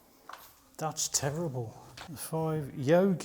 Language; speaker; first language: English; native; English